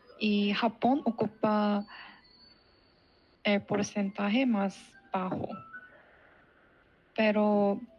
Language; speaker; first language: Spanish; non-native, learner; Korean